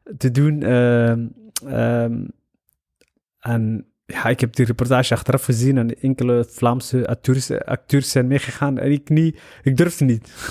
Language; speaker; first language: Dutch; early bilingual, other home language; Somali